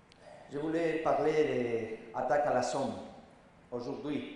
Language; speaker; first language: French; non-native, learner; Spanish